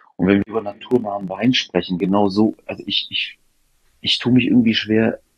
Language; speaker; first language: German; native; German